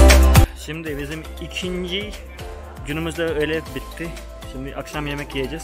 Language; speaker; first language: Turkish; non-native, fluent; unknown